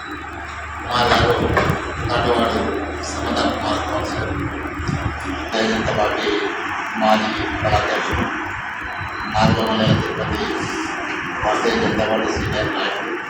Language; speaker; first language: Telugu; native; Telugu